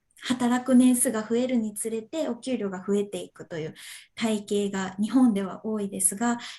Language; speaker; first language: Japanese; native; Japanese